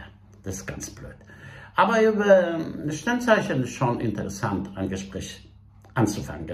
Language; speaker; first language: German; non-native, fluent; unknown